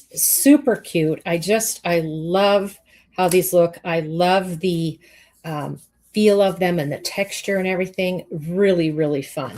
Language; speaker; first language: English; native; English